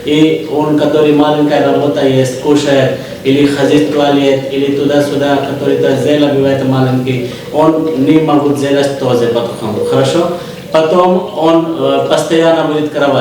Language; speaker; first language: Russian; non-native, learner; Hindi